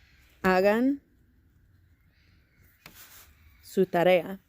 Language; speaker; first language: Spanish; non-native, fluent; English